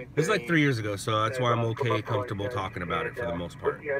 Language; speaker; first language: English; native; English